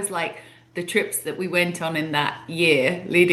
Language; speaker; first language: English; native; English